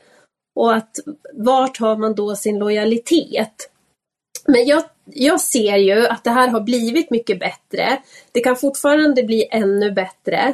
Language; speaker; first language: Swedish; native; Swedish